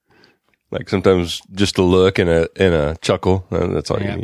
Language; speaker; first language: English; native; English